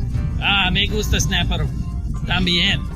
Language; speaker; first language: Spanish; non-native, learner; English